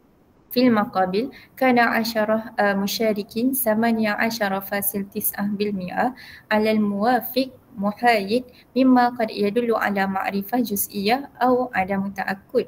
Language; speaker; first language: Arabic; non-native, learner; Malay